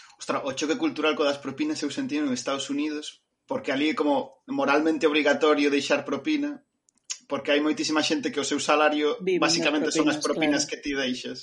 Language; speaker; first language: Galician; non-native, local second language; Spanish